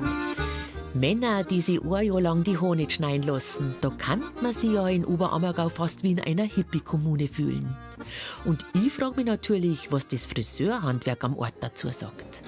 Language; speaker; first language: German; native; German